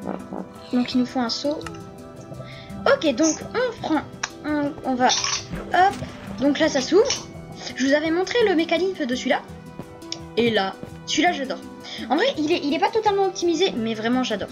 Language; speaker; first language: French; native; French